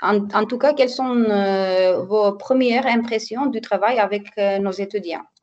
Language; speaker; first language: French; non-native, fluent; Macedonian